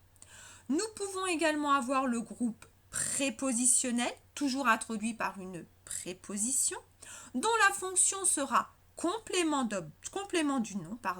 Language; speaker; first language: French; native; French